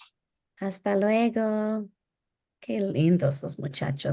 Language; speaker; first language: Spanish; early bilingual, heritage; Spanish